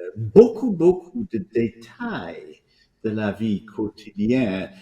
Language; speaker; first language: French; non-native, fluent; English